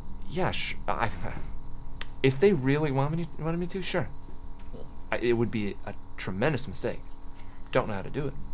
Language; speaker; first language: English; native; English